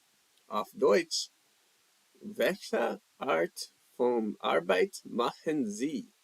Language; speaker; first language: German; non-native, learner; English